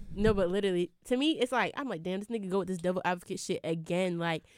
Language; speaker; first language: English; early bilingual, other home language; Akan